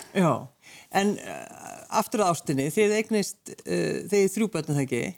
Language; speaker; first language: Icelandic; native; Icelandic